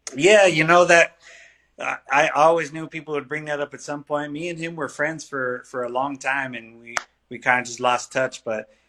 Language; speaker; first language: English; native; English